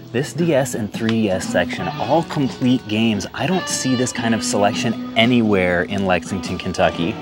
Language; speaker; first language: English; native; English